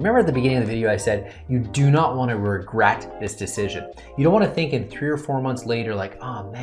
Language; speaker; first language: English; native; English